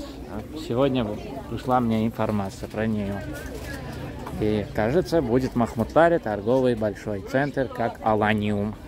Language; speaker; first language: Russian; non-native, fluent; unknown